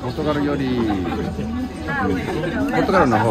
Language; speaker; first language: Japanese; non-native, learner; Portuguese